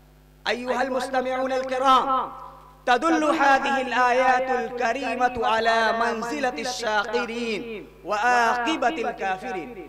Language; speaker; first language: Arabic; non-native, learner; Urdu